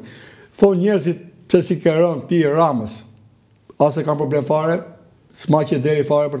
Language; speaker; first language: Albanian; native; Albanian